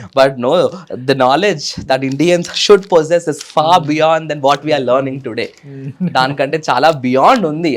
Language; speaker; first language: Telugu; native; Telugu